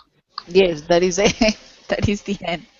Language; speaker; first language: English; non-native, learner; Spanish